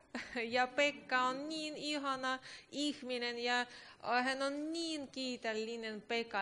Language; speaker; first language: Finnish; non-native, learner; Ukrainian